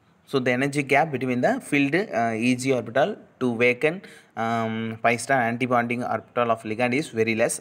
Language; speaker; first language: English; non-native, local second language; Tamil